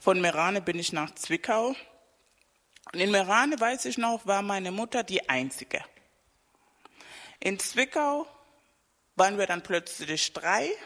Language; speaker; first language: German; non-native, fluent; Spanish